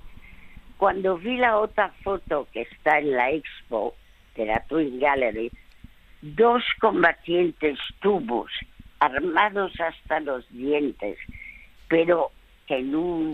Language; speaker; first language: Spanish; early bilingual, other home language; French